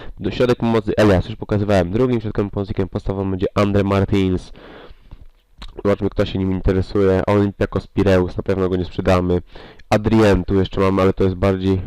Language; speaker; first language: Polish; native; Polish